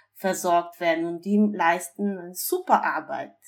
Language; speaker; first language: German; non-native, fluent; Bulgarian